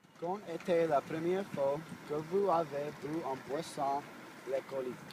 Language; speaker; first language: French; non-native, learner; English